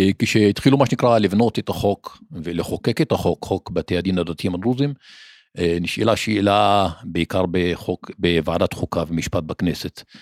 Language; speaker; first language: Hebrew; non-native, local second language; Arabic